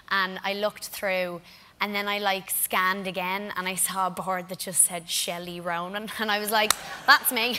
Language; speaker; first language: English; native; English